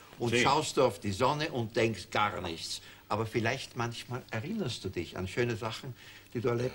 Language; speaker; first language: German; native; German